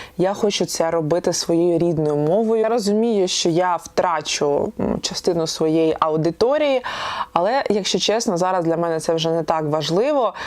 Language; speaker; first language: Ukrainian; non-native, local second language; Russian